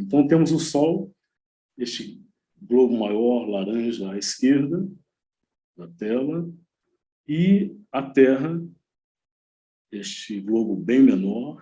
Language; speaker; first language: Portuguese; native; Portuguese